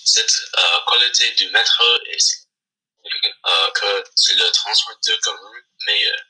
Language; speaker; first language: French; non-native, learner; English